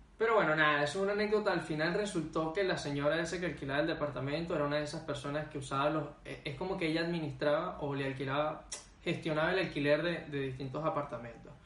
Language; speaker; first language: Spanish; native; Spanish